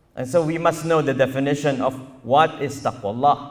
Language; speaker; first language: English; non-native, local second language; Filipino